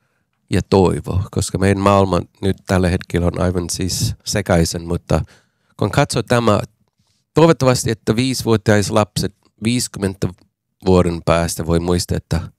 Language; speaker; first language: Finnish; non-native, learner; English